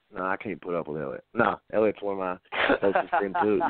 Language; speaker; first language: English; native; English